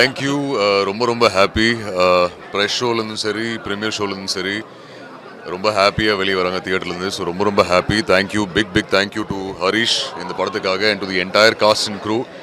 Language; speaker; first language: Tamil; non-native, learner; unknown